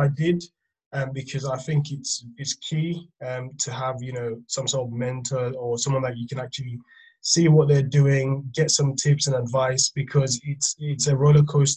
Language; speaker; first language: English; non-native, local second language; Akan